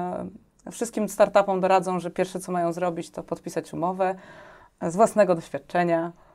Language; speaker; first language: Polish; native; Polish